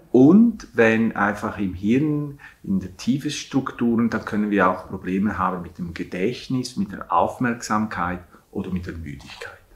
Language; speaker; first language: German; non-native, local second language; Italian